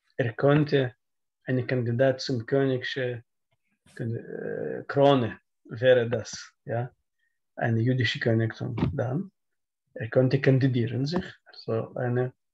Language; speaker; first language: German; non-native, learner; Russian